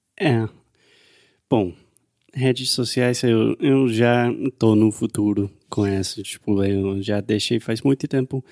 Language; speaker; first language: Portuguese; non-native, fluent; English